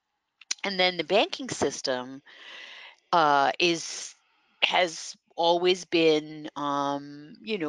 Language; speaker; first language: English; non-native, fluent; Dutch